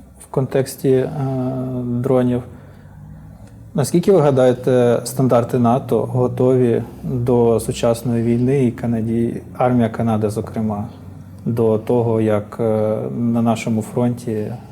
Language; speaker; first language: Ukrainian; native; Ukrainian